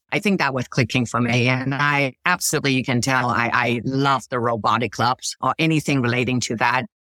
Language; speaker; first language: English; early bilingual, other home language; Cantonese